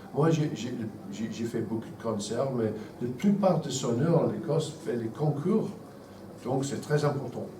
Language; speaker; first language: French; non-native, fluent; English